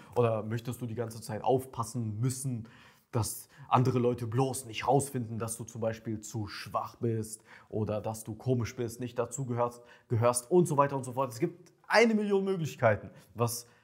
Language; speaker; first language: German; early bilingual, other home language; Ukrainian